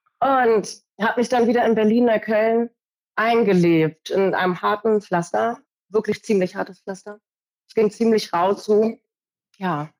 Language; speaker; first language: German; early bilingual, other home language; Portuguese